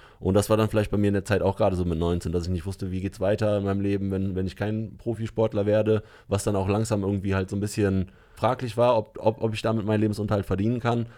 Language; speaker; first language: German; native; German